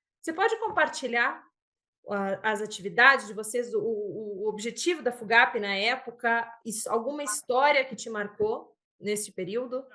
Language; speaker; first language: Portuguese; native; Portuguese